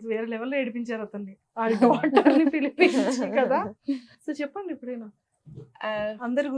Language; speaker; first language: Telugu; native; Telugu